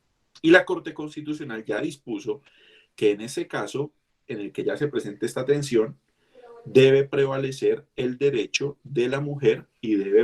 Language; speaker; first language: Spanish; native; Spanish